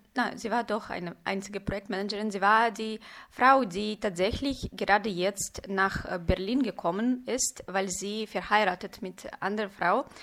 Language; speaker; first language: German; non-native, fluent; Russian